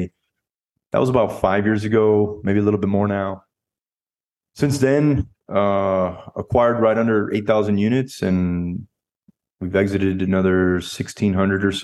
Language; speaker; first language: English; native; English